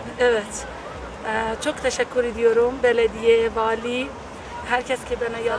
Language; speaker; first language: Turkish; non-native, learner; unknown